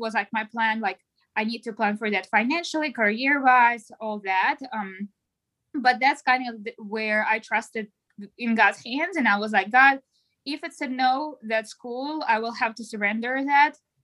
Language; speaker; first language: English; non-native, fluent; Russian